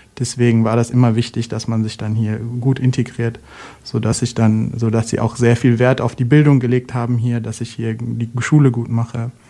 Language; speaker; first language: German; native; German